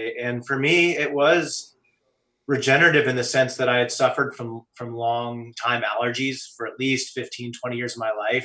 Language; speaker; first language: English; native; English